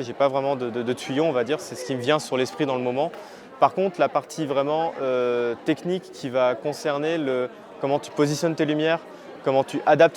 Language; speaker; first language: French; native; French